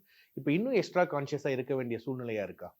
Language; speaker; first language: Tamil; native; Tamil